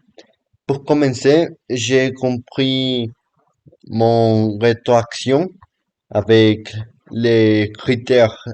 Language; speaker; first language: French; non-native, learner; Spanish